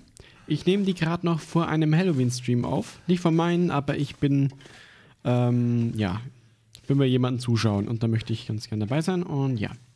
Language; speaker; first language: German; native; German